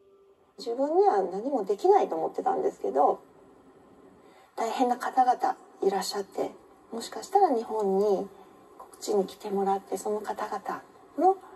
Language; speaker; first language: Japanese; native; Japanese